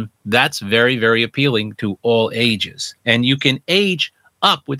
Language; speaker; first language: English; native; English